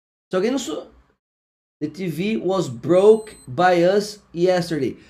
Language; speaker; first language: English; non-native, fluent; Portuguese